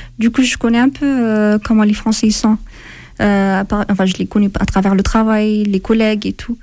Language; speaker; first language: French; non-native, fluent; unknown